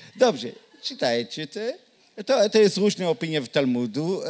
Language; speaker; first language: Polish; non-native, learner; Hebrew